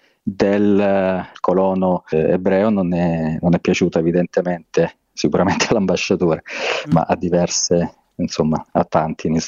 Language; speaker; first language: Italian; native; Italian